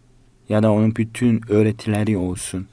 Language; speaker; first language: Turkish; non-native, learner; Korean